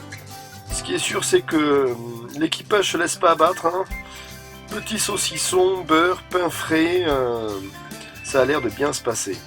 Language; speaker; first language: French; native; French